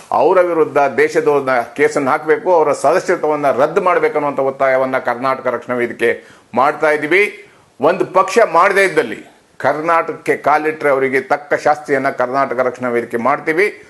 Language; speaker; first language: Kannada; native; Kannada